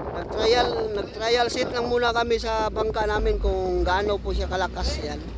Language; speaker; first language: Filipino; non-native, local second language; Cebuano